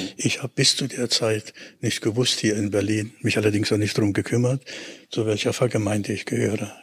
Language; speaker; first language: German; native; German